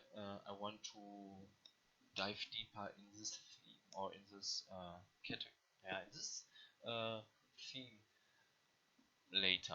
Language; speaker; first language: English; non-native, learner; German